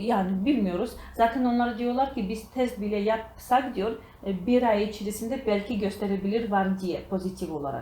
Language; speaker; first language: Turkish; non-native, learner; Georgian